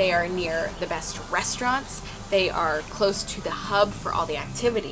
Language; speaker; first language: English; native; English